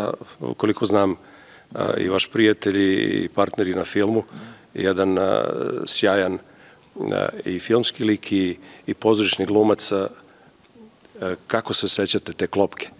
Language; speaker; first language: Serbian; native; Serbian